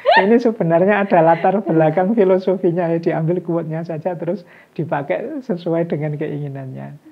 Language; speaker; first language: Indonesian; non-native, local second language; Javanese